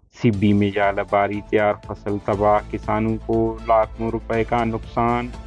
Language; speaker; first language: Urdu; non-native, local second language; Baluchi